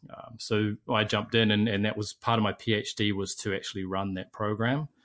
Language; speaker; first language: English; native; English